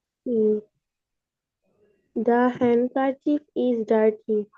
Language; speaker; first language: English; non-native, learner; Bangla